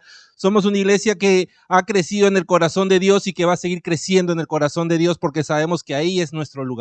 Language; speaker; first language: Spanish; native; Spanish